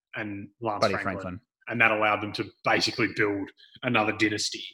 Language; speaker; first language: English; native; English